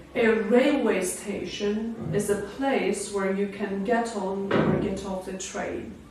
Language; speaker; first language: English; non-native, fluent; Georgian